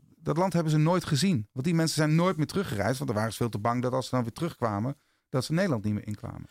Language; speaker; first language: Dutch; native; Dutch